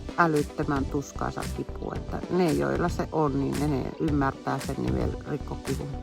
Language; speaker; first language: Finnish; native; Finnish